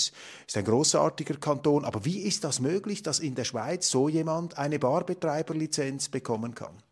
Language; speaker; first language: German; native; German